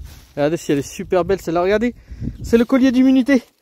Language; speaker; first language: French; native; French